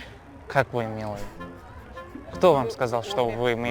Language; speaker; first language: Russian; non-native, local second language; Kazakh